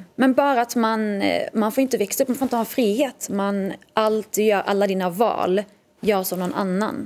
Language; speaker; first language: Swedish; early bilingual, other home language; Arabic